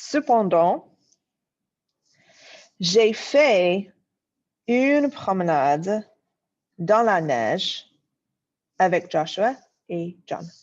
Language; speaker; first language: French; non-native, fluent; English